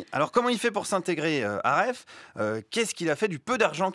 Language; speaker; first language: French; native; French